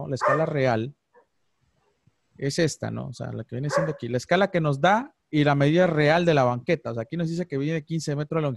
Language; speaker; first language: Spanish; native; Spanish